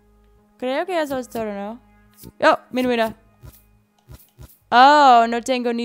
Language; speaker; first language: Spanish; non-native, learner; English